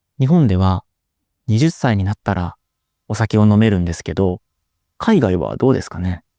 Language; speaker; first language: Japanese; native; Japanese